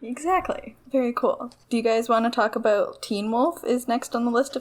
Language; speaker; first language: English; native; English